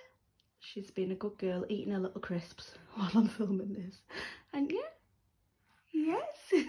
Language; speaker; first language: English; native; English